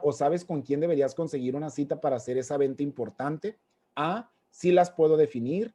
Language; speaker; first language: Spanish; native; Spanish